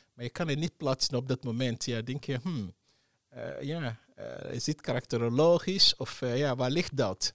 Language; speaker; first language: Dutch; non-native, fluent; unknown